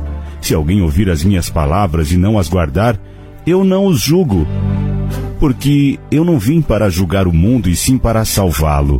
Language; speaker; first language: Portuguese; native; Portuguese